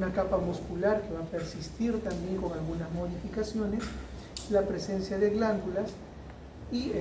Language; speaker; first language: Spanish; native; Spanish